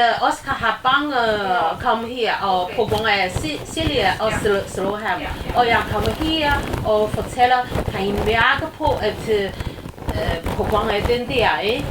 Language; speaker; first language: Danish; non-native, learner; Chinese